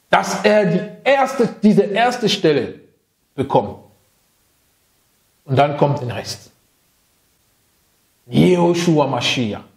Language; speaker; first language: German; non-native, fluent; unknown